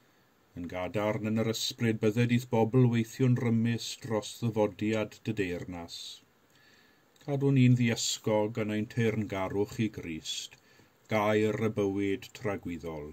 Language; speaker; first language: Welsh; native; Welsh